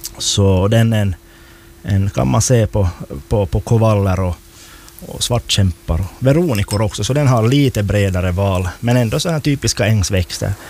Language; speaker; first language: Swedish; native; Swedish